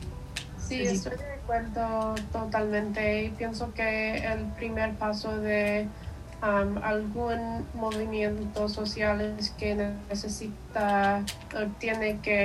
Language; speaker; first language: Spanish; non-native, learner; English